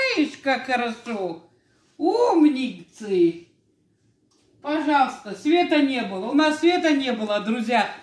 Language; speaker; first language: Russian; non-native, local second language; Georgian